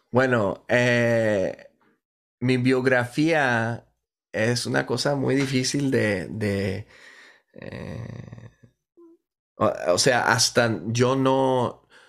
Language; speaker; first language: Spanish; early bilingual, heritage; Spanish